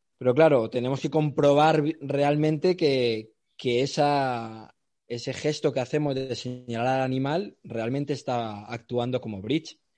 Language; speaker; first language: Spanish; native; Spanish